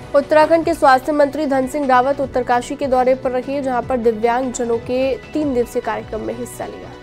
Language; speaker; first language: Hindi; native; Hindi